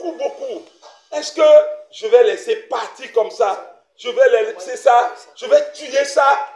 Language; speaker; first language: French; non-native, local second language; Fon